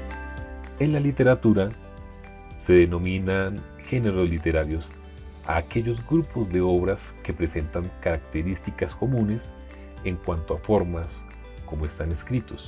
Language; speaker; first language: Spanish; native; Spanish